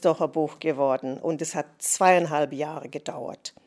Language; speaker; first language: German; non-native, fluent; English